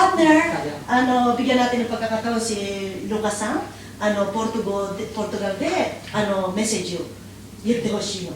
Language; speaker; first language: Japanese; non-native, learner; Filipino